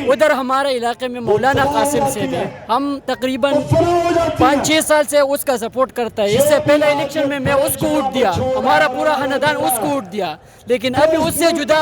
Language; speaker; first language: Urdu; non-native, local second language; Pashto